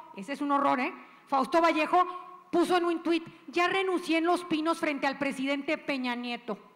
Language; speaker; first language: Spanish; native; Spanish